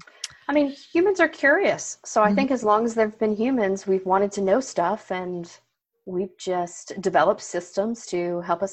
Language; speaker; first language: English; native; English